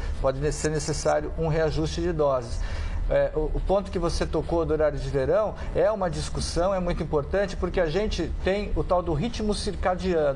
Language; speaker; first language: Portuguese; native; Portuguese